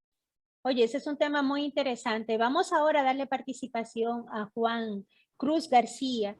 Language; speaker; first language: Spanish; native; Spanish